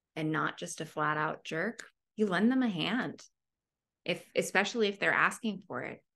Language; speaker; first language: English; native; English